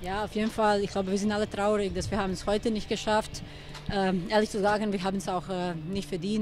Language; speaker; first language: German; early bilingual, other home language; Serbian